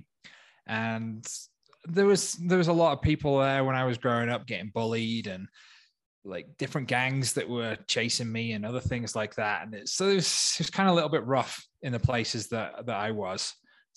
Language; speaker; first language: English; native; English